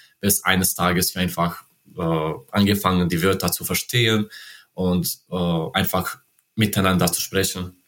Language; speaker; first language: German; non-native, learner; Serbian